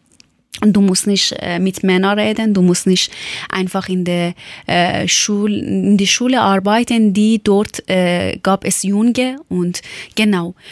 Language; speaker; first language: German; non-native, learner; Persian